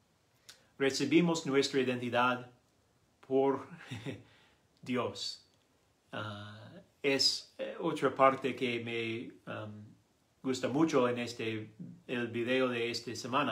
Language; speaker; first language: Spanish; non-native, learner; English